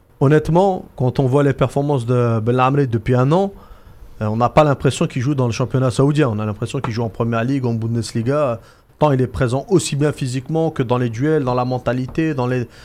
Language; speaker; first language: French; native; French